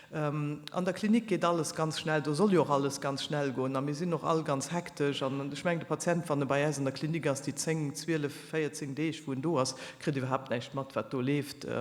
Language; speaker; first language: German; non-native, local second language; Luxembourgish